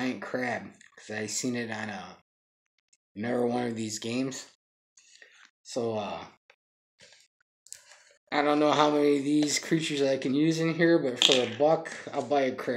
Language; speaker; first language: English; native; English